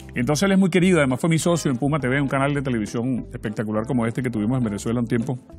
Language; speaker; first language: Spanish; native; Spanish